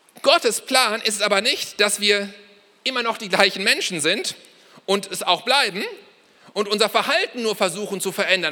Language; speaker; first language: German; native; German